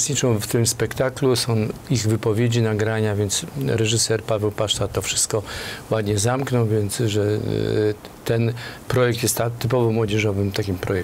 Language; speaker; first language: Polish; native; Polish